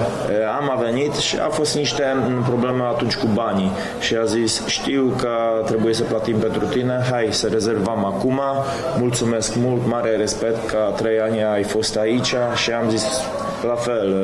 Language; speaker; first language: Romanian; non-native, fluent; Polish